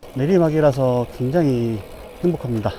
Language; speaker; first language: Korean; native; Korean